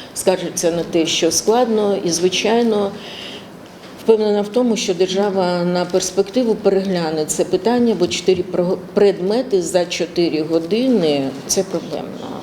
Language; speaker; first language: Ukrainian; native; Ukrainian